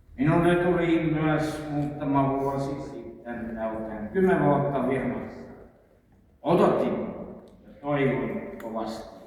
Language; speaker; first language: Finnish; non-native, local second language; Estonian